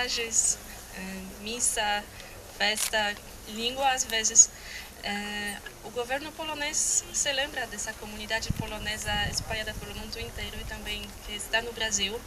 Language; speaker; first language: Portuguese; non-native, fluent; Polish